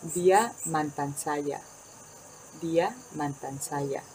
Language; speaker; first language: Indonesian; non-native, fluent; Spanish